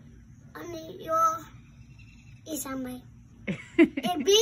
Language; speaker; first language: Nepali; early bilingual, heritage; Nepali